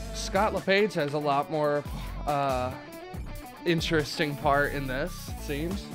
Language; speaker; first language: English; native; English